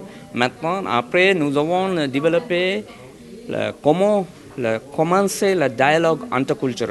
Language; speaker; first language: French; non-native, learner; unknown